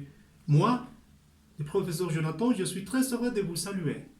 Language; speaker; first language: French; non-native, fluent; Spanish